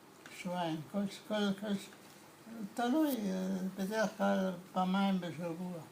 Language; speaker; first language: Hebrew; non-native, learner; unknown